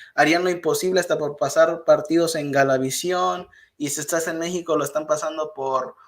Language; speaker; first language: Spanish; early bilingual, heritage; Spanish